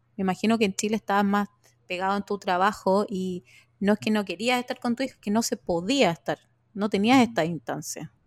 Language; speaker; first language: Spanish; native; Spanish